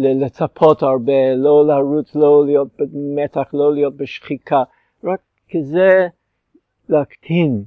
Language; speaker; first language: Hebrew; non-native, fluent; English